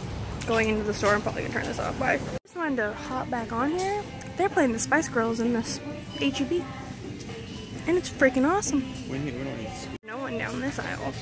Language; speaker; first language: English; native; English